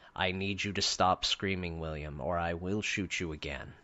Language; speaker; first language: English; native; English